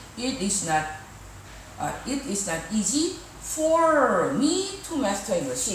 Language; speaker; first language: English; non-native, fluent; Korean